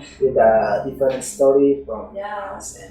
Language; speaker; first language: English; non-native, learner; Indonesian